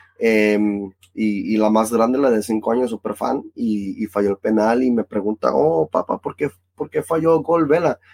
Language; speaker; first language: Spanish; early bilingual, heritage; Spanish